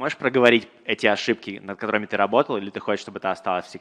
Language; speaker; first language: Russian; native; Russian